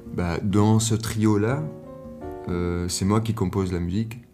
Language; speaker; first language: French; non-native, local second language; Arabic